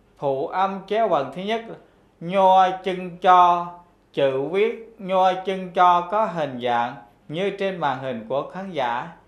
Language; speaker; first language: Vietnamese; non-native, local second language; Khmer